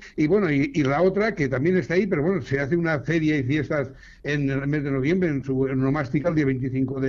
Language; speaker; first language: Spanish; native; Spanish